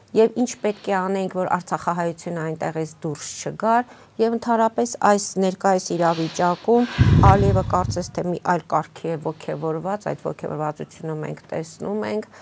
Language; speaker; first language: Armenian; native; Armenian